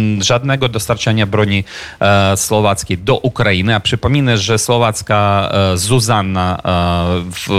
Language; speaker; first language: Polish; non-native, fluent; Ukrainian